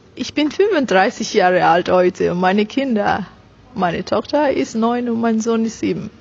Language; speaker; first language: German; non-native, fluent; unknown